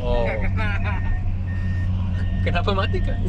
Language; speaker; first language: Indonesian; non-native, learner; English